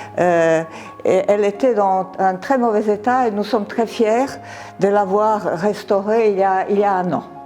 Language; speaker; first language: French; non-native, fluent; Serbian